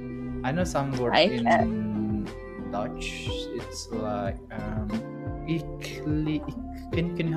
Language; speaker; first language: English; non-native, learner; Indonesian